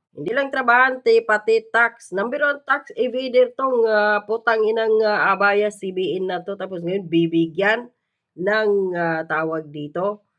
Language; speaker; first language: Filipino; native; Filipino